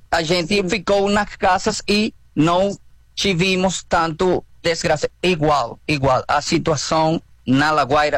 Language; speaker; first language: Portuguese; non-native, learner; Spanish